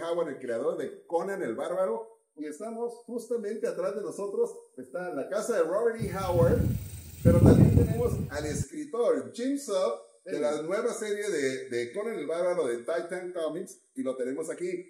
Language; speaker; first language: Spanish; native; Spanish